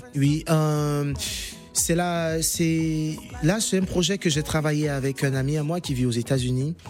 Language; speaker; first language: French; non-native, local second language; English